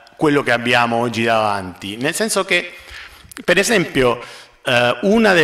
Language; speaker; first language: Italian; non-native, fluent; Spanish